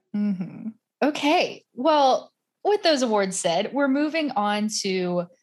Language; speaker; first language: English; native; English